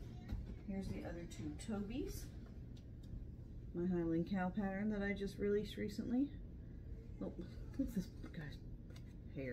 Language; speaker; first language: English; native; English